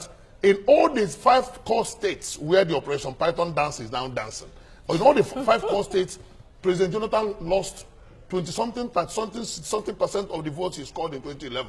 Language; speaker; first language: English; non-native, local second language; Igbo